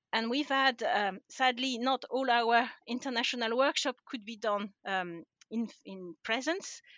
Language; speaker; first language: English; non-native, fluent; French